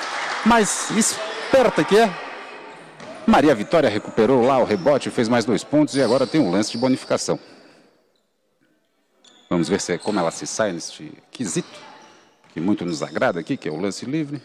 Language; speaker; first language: Portuguese; native; Portuguese